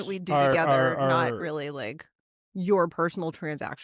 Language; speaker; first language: English; native; English